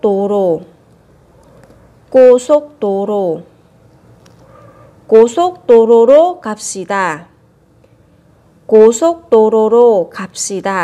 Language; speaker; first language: Korean; non-native, fluent; Vietnamese